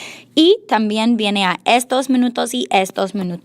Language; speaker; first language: Spanish; non-native, fluent; English